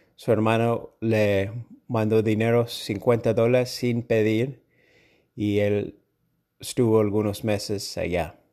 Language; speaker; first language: Spanish; non-native, learner; English